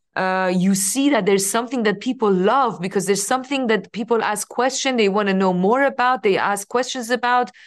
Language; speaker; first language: English; non-native, fluent; Persian